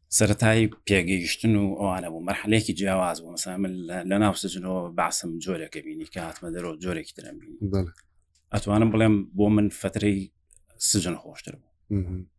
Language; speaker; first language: Central Kurdish; native; Central Kurdish